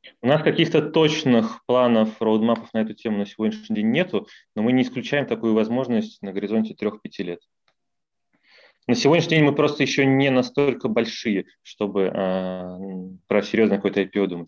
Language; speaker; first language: Russian; native; Russian